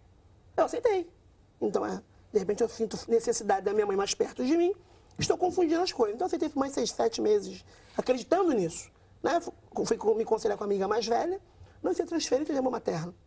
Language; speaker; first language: Portuguese; native; Portuguese